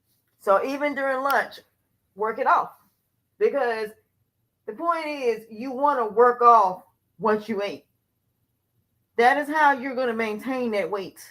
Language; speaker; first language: English; native; English